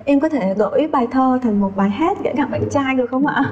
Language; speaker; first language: Vietnamese; native; Vietnamese